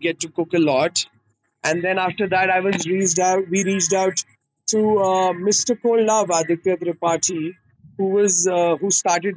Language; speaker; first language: English; non-native, local second language; Hindi